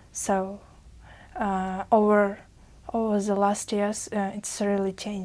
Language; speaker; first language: English; non-native, fluent; Uzbek